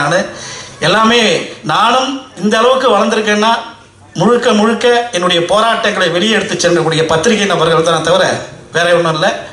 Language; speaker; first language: Tamil; native; Tamil